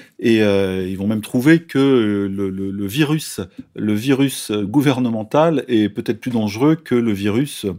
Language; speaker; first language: French; native; French